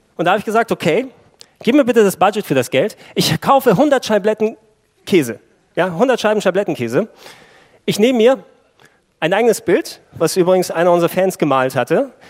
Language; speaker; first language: German; early bilingual, other home language; Greek